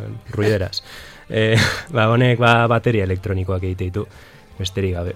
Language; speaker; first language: Basque; non-native, local second language; Spanish